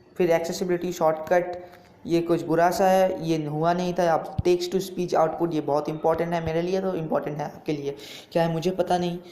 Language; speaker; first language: Hindi; non-native, local second language; Bangla